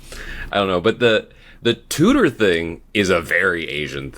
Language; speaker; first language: English; native; English